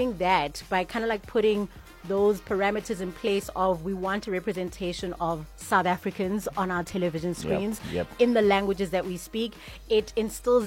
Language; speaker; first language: English; non-native, local second language; Venda